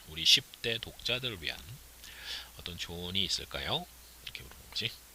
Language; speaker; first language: Korean; native; Korean